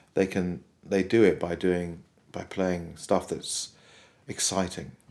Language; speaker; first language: English; native; English